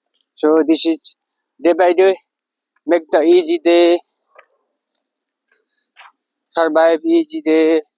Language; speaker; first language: English; non-native, learner; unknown